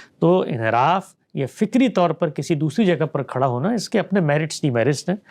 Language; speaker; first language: Urdu; native; Urdu